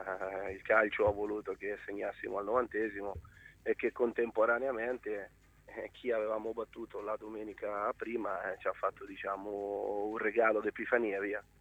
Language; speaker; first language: Italian; native; Italian